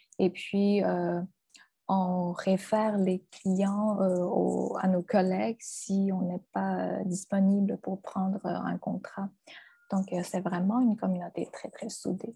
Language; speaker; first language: French; non-native, fluent; Chinese